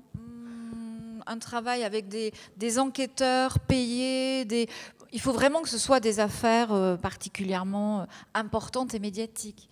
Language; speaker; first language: French; native; French